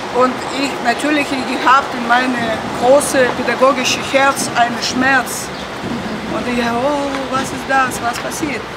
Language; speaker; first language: German; non-native, learner; Russian